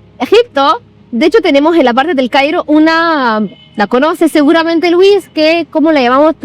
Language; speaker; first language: Spanish; non-native, fluent; Arabic